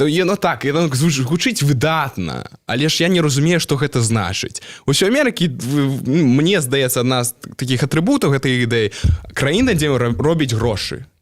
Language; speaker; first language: Belarusian; non-native, local second language; Russian